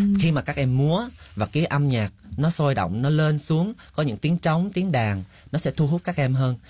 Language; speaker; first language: Vietnamese; early bilingual, heritage; Vietnamese